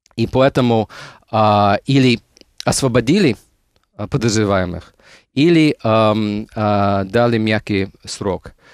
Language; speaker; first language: Russian; non-native, fluent; English